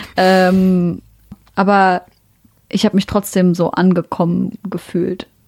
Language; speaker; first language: German; early bilingual, other home language; Arabic